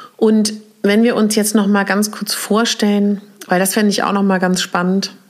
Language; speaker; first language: German; native; German